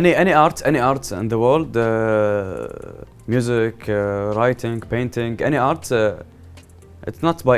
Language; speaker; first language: English; non-native, learner; Arabic